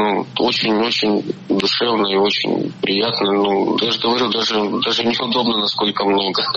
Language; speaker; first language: Russian; native; Russian